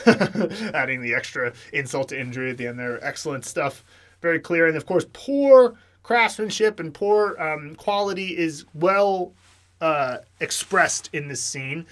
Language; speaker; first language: English; native; English